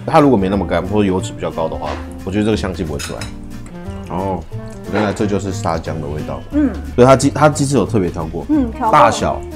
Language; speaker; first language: Chinese; native; Chinese